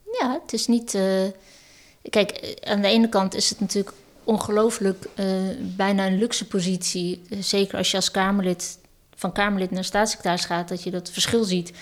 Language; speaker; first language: Dutch; early bilingual, other home language; Turkish